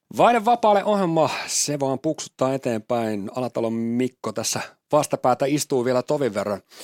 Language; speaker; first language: Finnish; native; Finnish